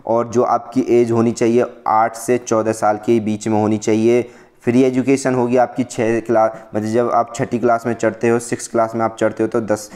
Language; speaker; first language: Hindi; native; Hindi